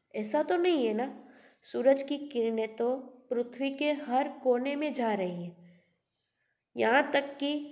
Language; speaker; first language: Hindi; non-native, local second language; Gujarati